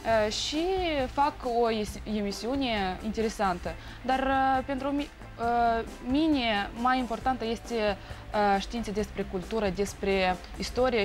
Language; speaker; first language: Romanian; non-native, learner; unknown